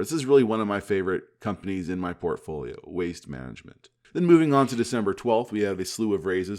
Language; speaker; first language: English; native; English